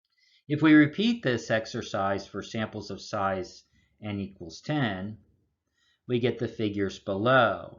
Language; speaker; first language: English; native; English